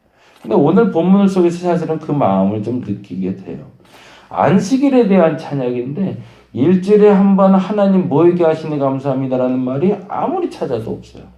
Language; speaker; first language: Korean; native; Korean